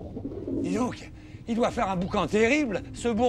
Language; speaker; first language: French; native; French